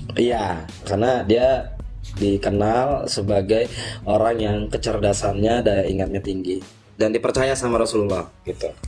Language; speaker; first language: Indonesian; native; Indonesian